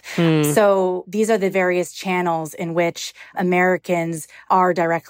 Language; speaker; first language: English; native; English